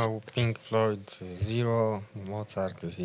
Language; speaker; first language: English; non-native, learner; Polish